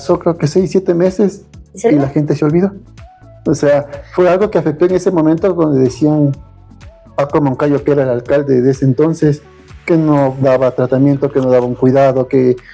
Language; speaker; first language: Spanish; native; Spanish